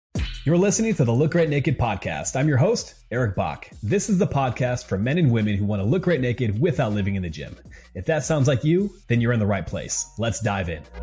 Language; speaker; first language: English; native; English